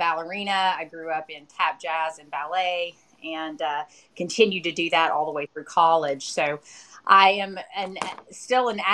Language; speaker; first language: English; native; English